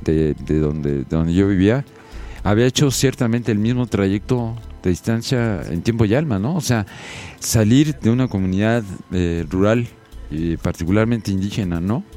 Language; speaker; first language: Spanish; native; Spanish